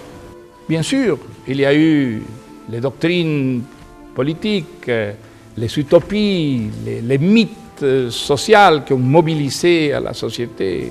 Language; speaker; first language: French; non-native, fluent; Spanish